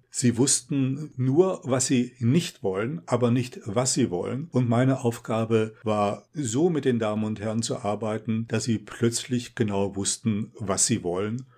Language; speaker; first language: German; native; German